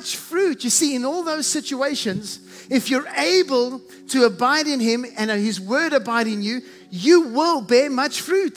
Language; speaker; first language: English; native; English